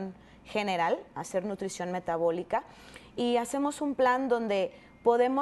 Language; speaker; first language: Spanish; native; Spanish